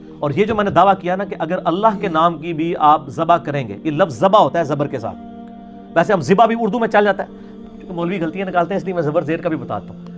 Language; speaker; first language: Urdu; non-native, local second language; Punjabi